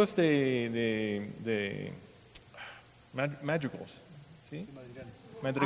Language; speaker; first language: Spanish; non-native, fluent; English